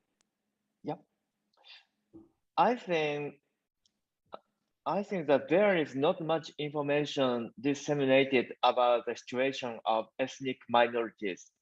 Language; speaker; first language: English; non-native, learner; Japanese